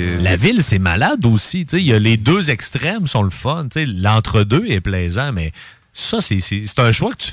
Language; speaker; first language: French; native; French